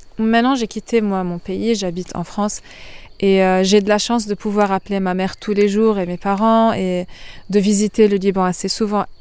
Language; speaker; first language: French; non-native, local second language; Arabic